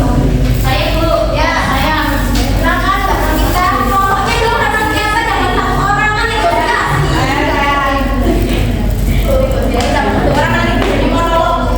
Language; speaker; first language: Indonesian; native; Indonesian